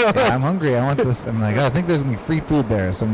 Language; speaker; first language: English; native; English